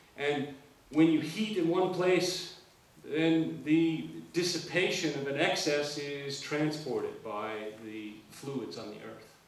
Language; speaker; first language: English; native; English